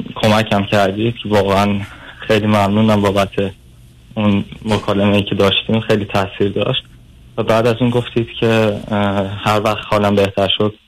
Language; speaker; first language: Persian; native; Persian